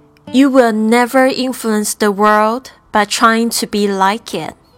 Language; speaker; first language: English; non-native, fluent; Chinese